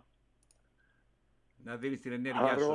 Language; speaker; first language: Greek; native; Greek